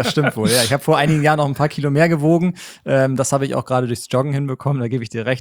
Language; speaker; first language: German; native; German